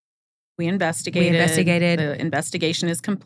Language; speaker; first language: English; native; English